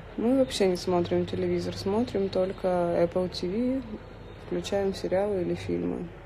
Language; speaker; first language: Russian; native; Russian